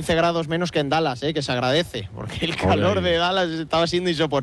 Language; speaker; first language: Spanish; native; Spanish